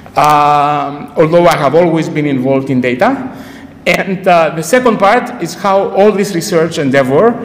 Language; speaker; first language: English; non-native, fluent; Greek